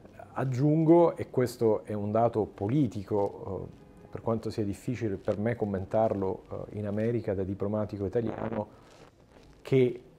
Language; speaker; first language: Italian; native; Italian